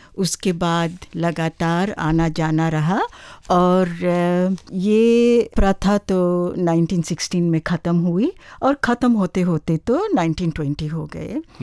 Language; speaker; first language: Hindi; native; Hindi